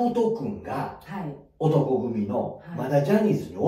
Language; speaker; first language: Japanese; native; Japanese